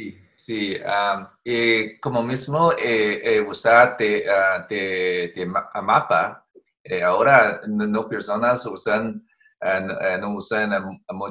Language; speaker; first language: Spanish; non-native, learner; Chinese